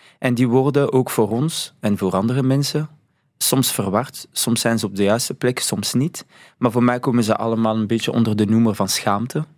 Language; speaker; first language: Dutch; early bilingual, other home language; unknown